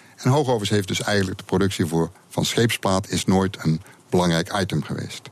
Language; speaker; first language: Dutch; native; Dutch